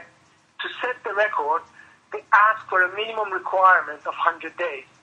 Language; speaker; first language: English; non-native, fluent; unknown